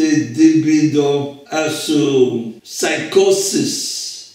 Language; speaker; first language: Spanish; non-native, fluent; French